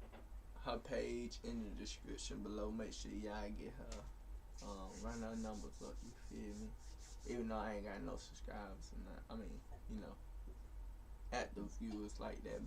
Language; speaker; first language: English; native; English